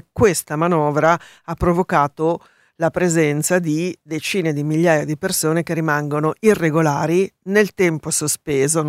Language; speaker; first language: Italian; native; Italian